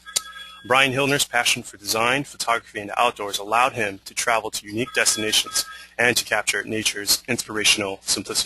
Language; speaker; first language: English; native; English